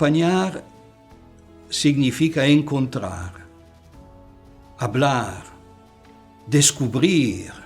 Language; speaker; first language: Spanish; non-native, fluent; Italian